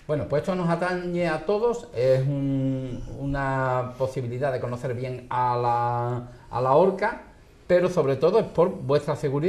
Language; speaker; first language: Spanish; native; Spanish